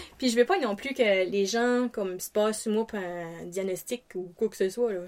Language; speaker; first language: French; native; French